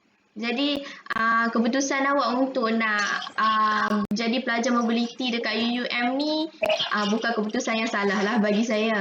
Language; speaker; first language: Malay; native; Malay